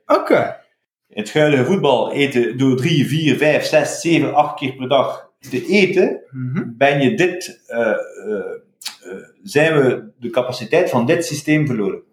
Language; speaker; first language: Dutch; native; Dutch